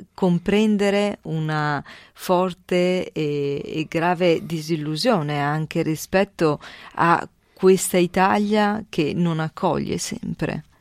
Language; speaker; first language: Italian; native; Italian